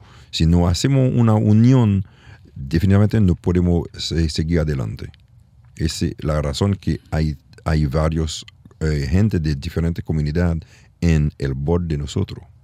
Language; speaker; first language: Spanish; non-native, learner; French